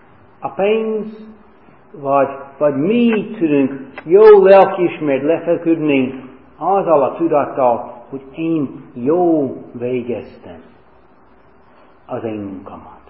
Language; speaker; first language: Hungarian; non-native, fluent; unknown